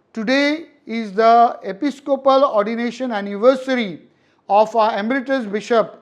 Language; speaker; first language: English; non-native, local second language; Marathi